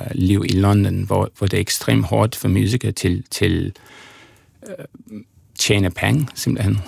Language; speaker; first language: Danish; non-native, learner; English